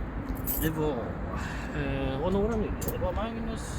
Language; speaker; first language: Swedish; native; Swedish